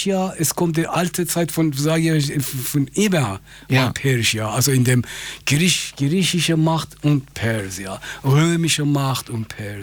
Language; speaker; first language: German; non-native, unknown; Persian